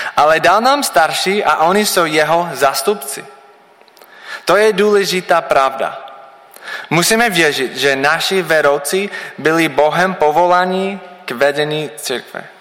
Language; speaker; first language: Czech; non-native, learner; English